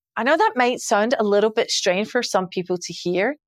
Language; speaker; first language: English; native; English